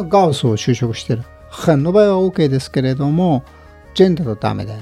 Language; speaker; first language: Japanese; native; Japanese